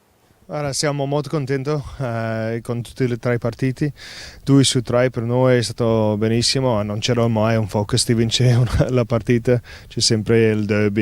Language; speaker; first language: Italian; non-native, fluent; English